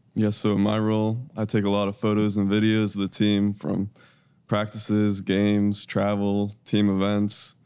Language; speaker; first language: English; native; English